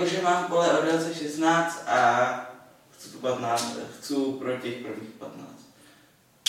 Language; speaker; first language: Czech; native; Czech